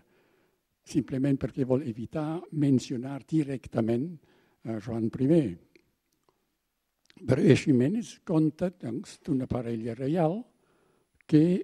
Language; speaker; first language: Catalan; non-native, fluent; German